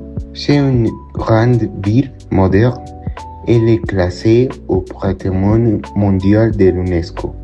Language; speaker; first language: French; non-native, learner; Spanish